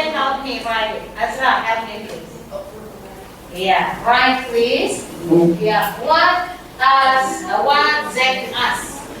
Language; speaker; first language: English; non-native, fluent; Indonesian